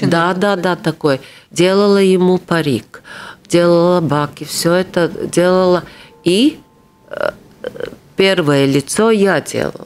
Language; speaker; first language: Russian; non-native, local second language; Latvian